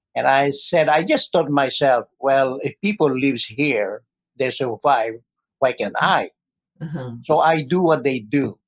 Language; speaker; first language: English; non-native, local second language; Filipino